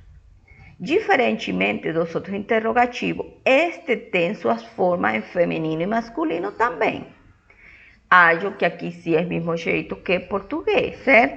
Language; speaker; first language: Portuguese; non-native, fluent; Spanish